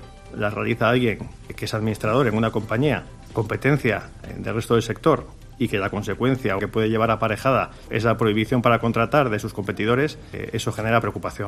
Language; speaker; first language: Spanish; native; Spanish